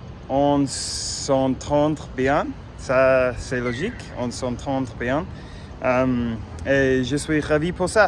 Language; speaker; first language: French; non-native, fluent; English